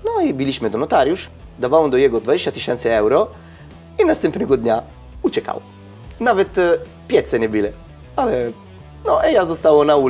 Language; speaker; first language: Polish; non-native, learner; Italian